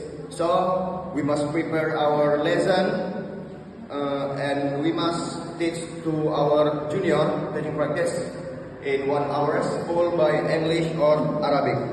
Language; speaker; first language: English; non-native, learner; Indonesian